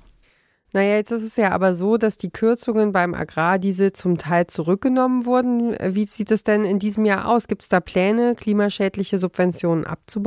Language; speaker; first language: German; native; German